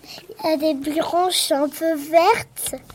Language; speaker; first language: French; native; French